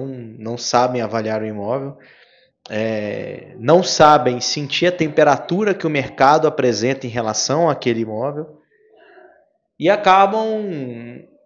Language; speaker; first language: Portuguese; native; Portuguese